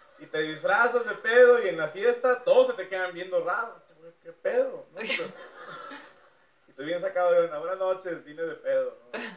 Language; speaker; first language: Spanish; native; Spanish